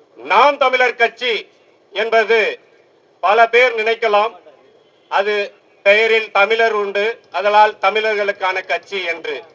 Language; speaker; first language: Tamil; native; Tamil